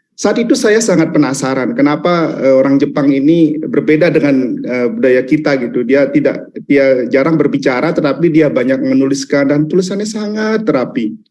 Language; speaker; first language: Indonesian; native; Indonesian